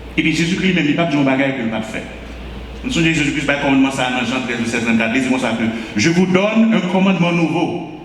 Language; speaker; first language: French; non-native, local second language; Haitian Creole